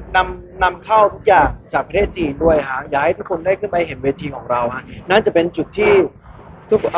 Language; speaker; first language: Thai; native; Thai